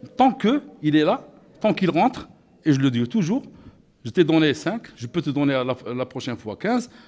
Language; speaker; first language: French; non-native, local second language; Arabic